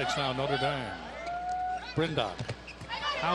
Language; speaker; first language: English; native; English